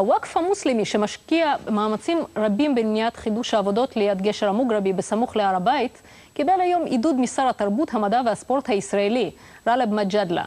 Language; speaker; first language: Hebrew; non-native, local second language; Russian